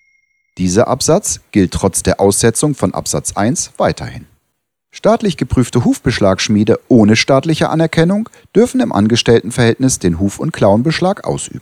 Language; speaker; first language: German; native; German